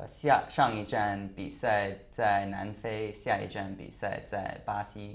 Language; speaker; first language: Chinese; non-native, learner; English